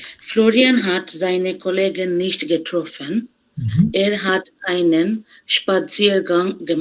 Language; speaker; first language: German; non-native, learner; Bangla